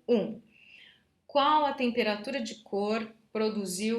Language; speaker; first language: Portuguese; native; Portuguese